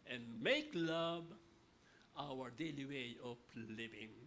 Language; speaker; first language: English; non-native, local second language; Filipino